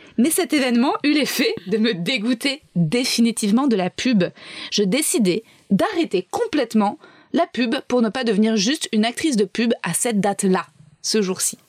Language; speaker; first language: French; native; French